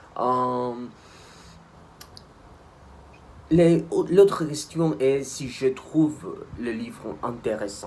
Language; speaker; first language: French; non-native, learner; Spanish